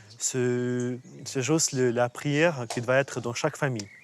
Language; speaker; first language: French; non-native, fluent; Ukrainian